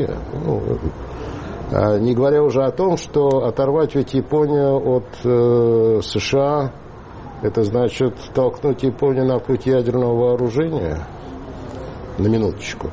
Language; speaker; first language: Russian; native; Russian